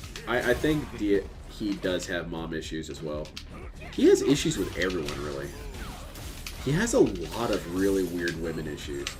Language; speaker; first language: English; native; English